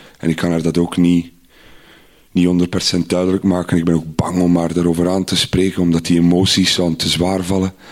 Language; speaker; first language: Dutch; native; Dutch